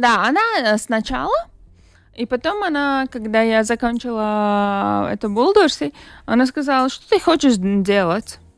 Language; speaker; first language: Russian; non-native, local second language; Latvian